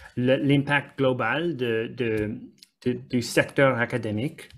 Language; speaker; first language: French; non-native, learner; English